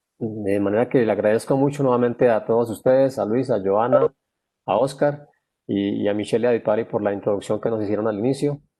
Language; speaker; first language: Spanish; native; Spanish